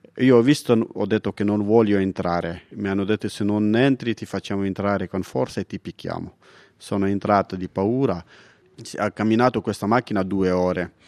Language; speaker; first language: Italian; non-native, fluent; Pashto